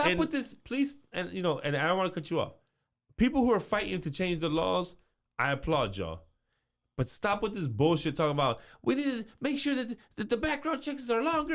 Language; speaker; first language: English; native; English